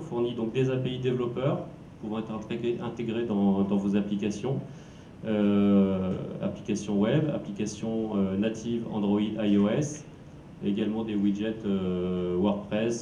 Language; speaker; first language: French; native; French